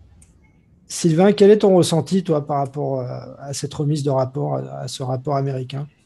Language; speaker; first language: French; native; French